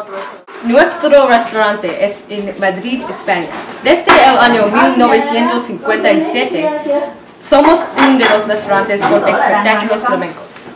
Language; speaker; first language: Spanish; non-native, learner; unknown